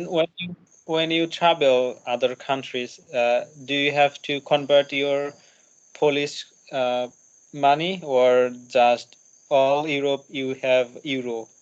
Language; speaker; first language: English; non-native, learner; Bangla